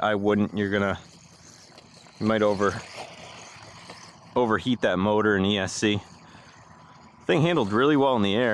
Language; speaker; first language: English; native; English